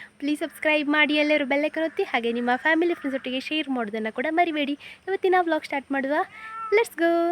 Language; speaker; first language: Kannada; non-native, local second language; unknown